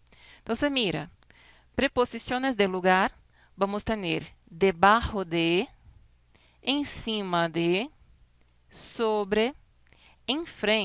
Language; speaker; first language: Spanish; non-native, fluent; Portuguese